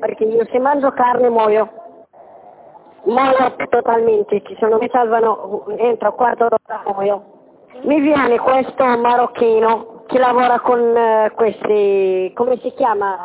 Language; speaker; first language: Italian; non-native, learner; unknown